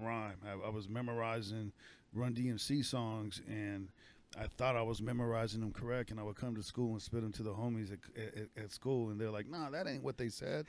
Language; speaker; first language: English; native; English